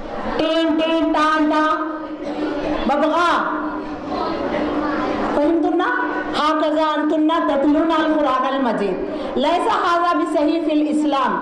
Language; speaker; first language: Arabic; non-native, learner; Urdu